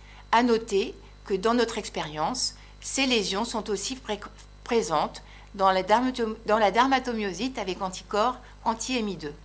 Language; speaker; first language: French; native; French